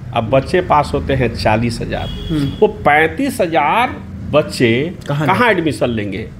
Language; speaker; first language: Hindi; native; Hindi